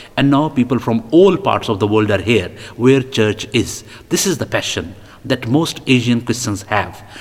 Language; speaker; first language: English; non-native, local second language; Punjabi